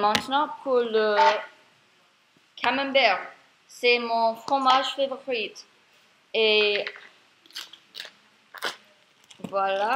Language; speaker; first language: French; non-native, learner; English